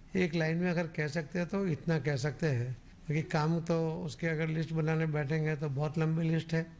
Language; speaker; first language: Hindi; non-native, local second language; Marathi